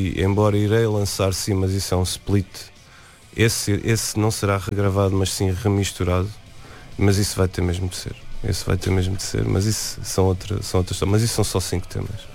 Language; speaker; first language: Portuguese; native; Portuguese